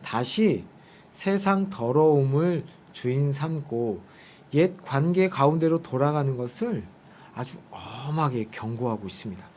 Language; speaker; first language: Korean; native; Korean